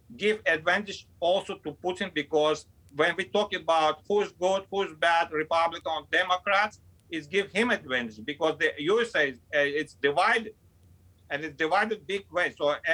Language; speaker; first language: English; non-native, fluent; Azerbaijani